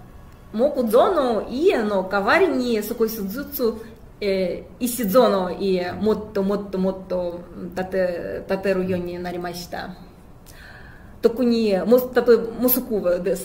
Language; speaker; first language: Japanese; non-native, fluent; Russian